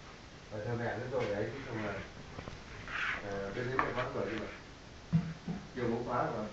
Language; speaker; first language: Vietnamese; native; Vietnamese